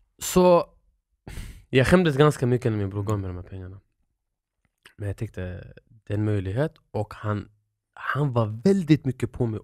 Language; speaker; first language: Swedish; early bilingual, other home language; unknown